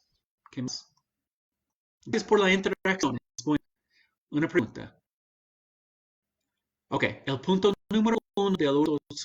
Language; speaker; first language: Spanish; non-native, fluent; English